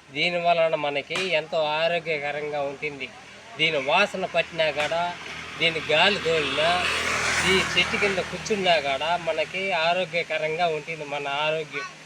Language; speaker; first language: Telugu; native; Telugu